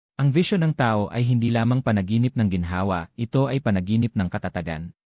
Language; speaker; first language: Filipino; native; Filipino